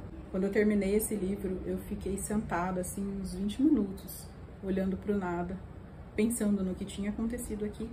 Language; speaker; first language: Portuguese; native; Portuguese